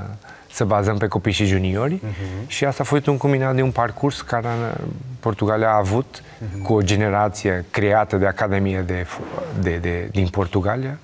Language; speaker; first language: Romanian; non-native, learner; Portuguese